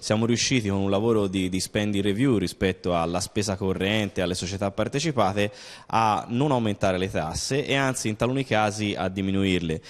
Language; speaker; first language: Italian; native; Italian